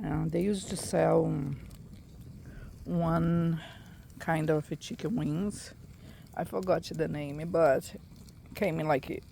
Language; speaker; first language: English; non-native, fluent; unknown